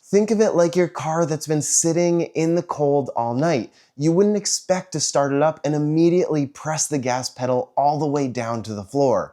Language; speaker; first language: English; native; English